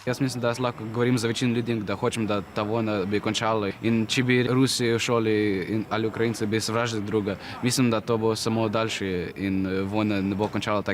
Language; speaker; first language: Slovenian; early bilingual, other home language; Russian